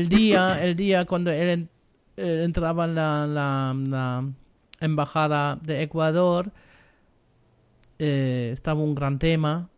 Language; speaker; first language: Spanish; non-native, learner; German